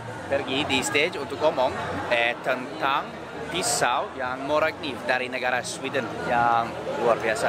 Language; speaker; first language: Indonesian; non-native, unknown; English